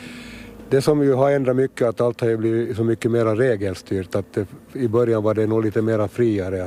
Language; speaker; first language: Swedish; native; Swedish